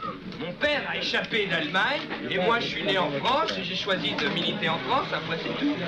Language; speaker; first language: French; early bilingual, other home language; German